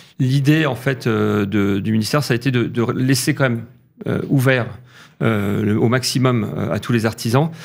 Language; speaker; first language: French; native; French